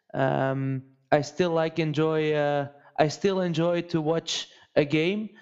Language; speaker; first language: English; non-native, fluent; Dutch